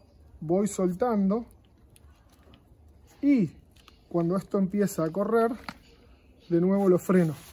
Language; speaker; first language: Spanish; native; Spanish